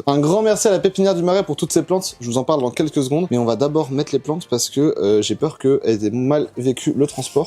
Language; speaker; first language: French; native; French